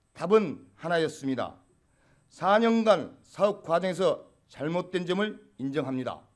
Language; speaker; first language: Korean; native; Korean